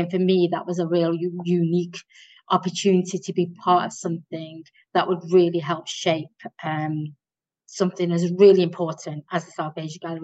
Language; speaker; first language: English; native; English